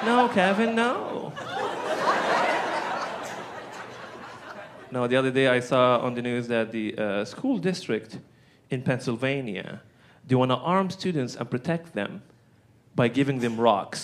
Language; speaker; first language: English; non-native, fluent; Arabic